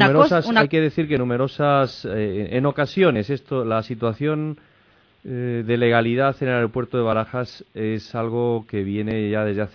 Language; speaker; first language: Spanish; native; Spanish